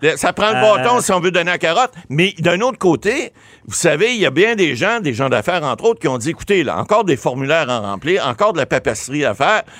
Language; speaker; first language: French; native; French